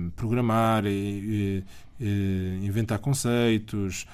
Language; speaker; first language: Portuguese; native; Portuguese